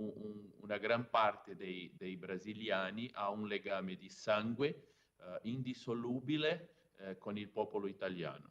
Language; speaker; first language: Italian; non-native, fluent; Portuguese